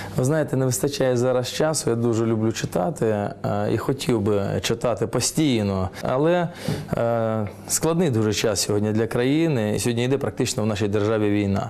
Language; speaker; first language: Ukrainian; non-native, local second language; Russian